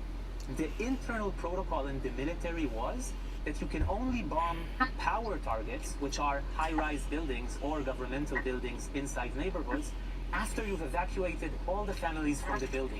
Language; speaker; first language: English; non-native, fluent; Hebrew